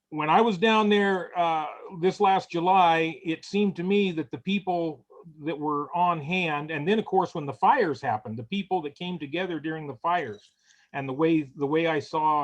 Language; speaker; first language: English; native; English